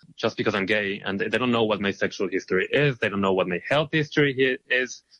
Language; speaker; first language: English; non-native, fluent; Hebrew